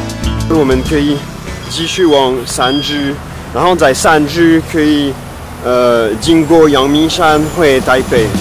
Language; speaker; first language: Chinese; non-native, fluent; French